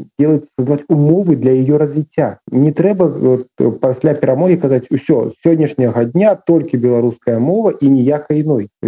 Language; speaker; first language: Belarusian; non-native, local second language; Russian